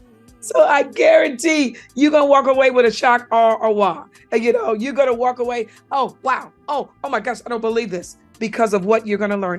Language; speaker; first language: English; native; English